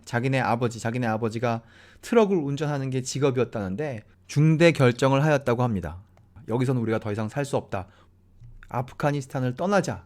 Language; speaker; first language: Korean; native; Korean